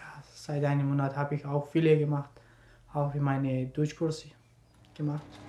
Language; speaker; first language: German; non-native, learner; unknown